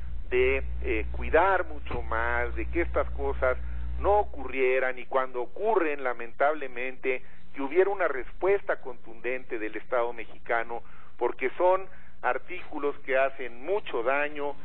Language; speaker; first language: Spanish; native; Spanish